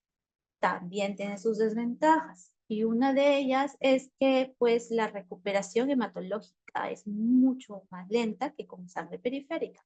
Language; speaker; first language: Spanish; native; Spanish